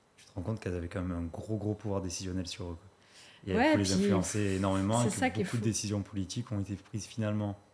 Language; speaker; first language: French; native; French